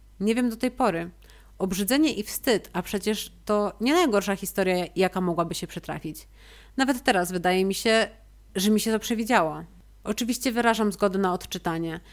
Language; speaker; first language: Polish; native; Polish